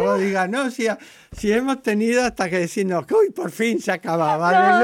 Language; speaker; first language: Spanish; native; Spanish